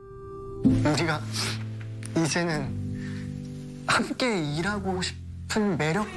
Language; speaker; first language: Korean; non-native, learner; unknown